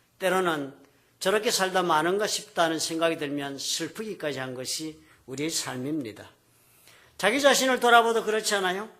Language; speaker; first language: Korean; native; Korean